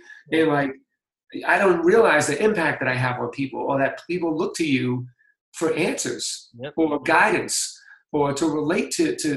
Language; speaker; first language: English; native; English